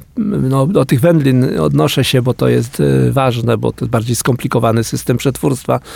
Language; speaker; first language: Polish; native; Polish